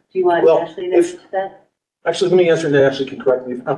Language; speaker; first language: English; native; English